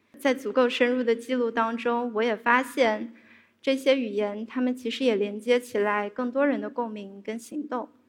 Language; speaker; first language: Chinese; native; Chinese